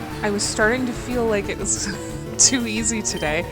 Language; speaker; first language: English; native; English